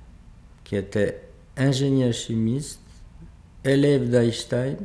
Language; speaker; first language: French; non-native, fluent; Albanian